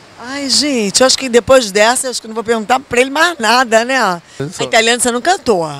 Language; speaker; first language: Portuguese; native; Portuguese